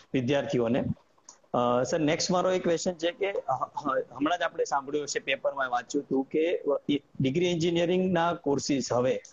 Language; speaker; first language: Gujarati; native; Gujarati